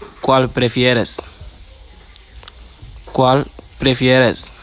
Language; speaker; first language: Spanish; non-native, fluent; Wolof